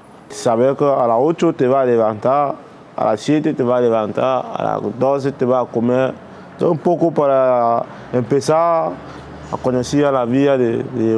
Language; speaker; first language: Spanish; non-native, learner; Arabic